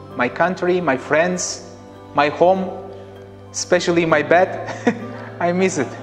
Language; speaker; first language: English; non-native, fluent; Turkish